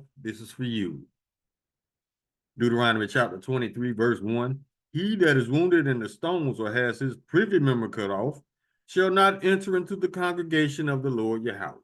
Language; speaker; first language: English; native; English